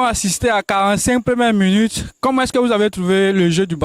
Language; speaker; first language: French; non-native, local second language; Wolof